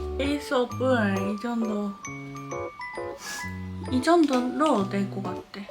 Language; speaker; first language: Korean; non-native, learner; Japanese